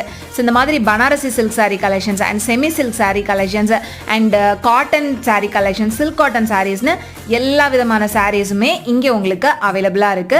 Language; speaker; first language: Tamil; native; Tamil